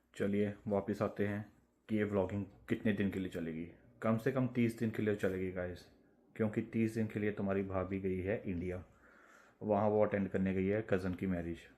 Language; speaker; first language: Hindi; non-native, local second language; Punjabi